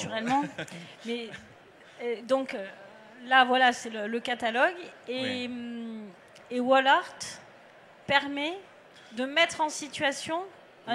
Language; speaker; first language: French; native; French